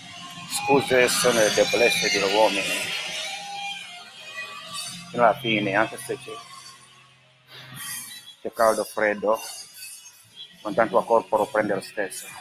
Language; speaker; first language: Italian; non-native, learner; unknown